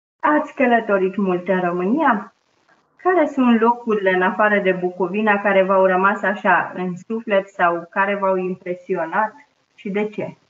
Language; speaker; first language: Romanian; native; Romanian